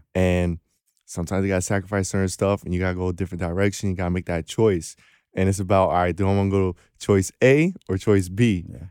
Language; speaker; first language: English; native; English